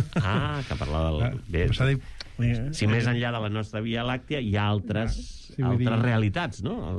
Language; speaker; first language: Catalan; native; Catalan